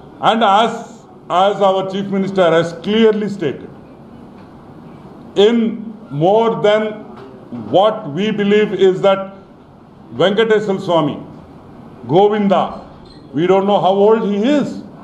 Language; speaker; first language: English; non-native, local second language; Telugu